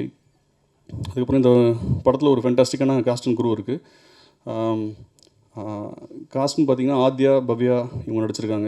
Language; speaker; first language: Tamil; native; Tamil